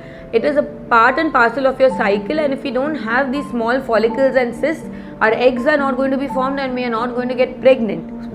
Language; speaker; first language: English; non-native, local second language; Hindi